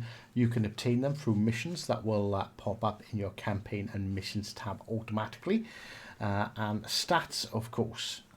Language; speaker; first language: English; native; English